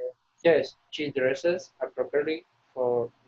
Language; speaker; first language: English; non-native, learner; Spanish